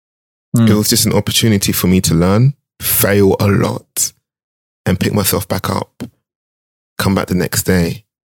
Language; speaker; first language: English; non-native, local second language; Akan